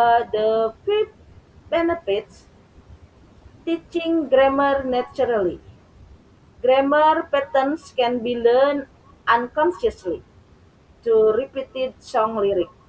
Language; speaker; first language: English; non-native, learner; Indonesian